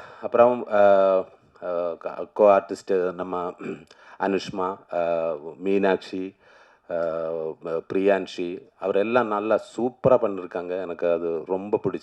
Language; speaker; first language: Tamil; non-native, learner; Malayalam